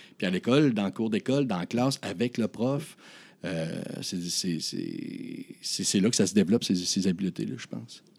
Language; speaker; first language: French; native; French